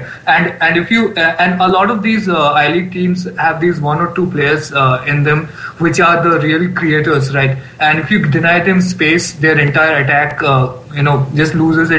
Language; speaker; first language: English; non-native, local second language; Bangla